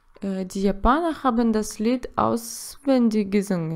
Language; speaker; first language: German; non-native, learner; Russian